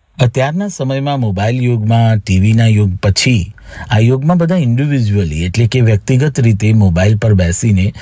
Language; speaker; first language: Gujarati; native; Gujarati